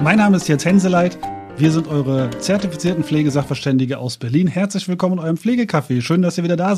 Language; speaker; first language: German; native; German